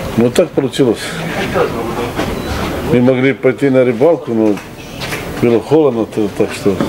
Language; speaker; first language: Russian; non-native, fluent; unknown